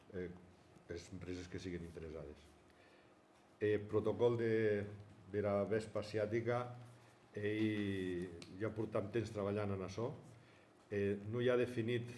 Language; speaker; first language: Catalan; non-native, local second language; Occitan